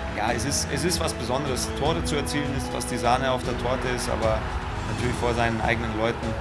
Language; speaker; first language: German; native; German